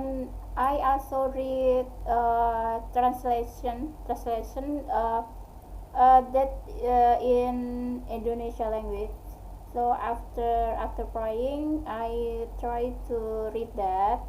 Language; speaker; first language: English; non-native, learner; Indonesian